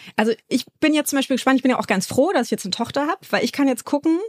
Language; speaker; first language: German; native; German